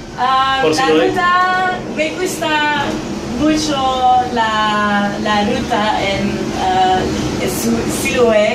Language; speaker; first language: Spanish; non-native, learner; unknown